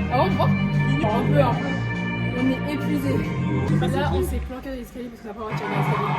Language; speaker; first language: French; native; French